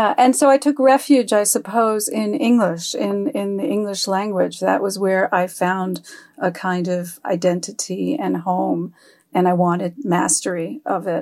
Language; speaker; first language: English; early bilingual, other home language; French